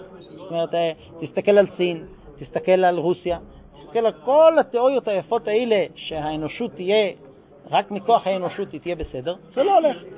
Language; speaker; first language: Hebrew; non-native, fluent; English